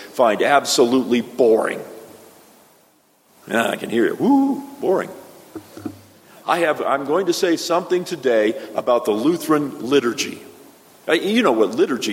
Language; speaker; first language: English; native; English